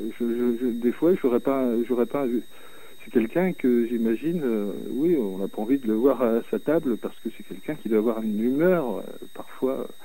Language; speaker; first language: French; native; French